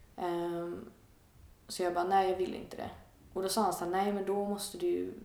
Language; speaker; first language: Swedish; native; Swedish